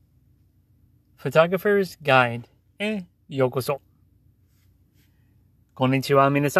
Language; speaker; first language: Japanese; non-native, learner; English